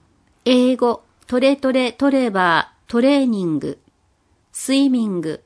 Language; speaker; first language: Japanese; non-native, fluent; English